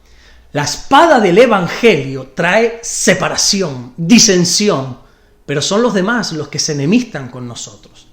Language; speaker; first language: Spanish; native; Spanish